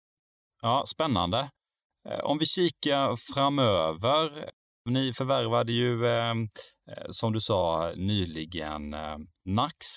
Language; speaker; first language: Swedish; native; Swedish